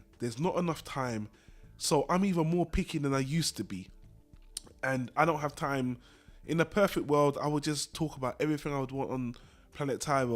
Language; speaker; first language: English; native; English